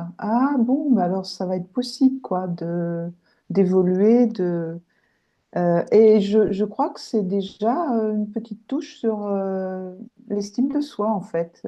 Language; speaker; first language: French; native; French